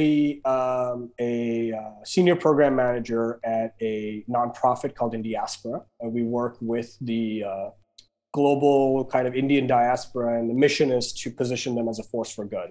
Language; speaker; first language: English; non-native, local second language; Gujarati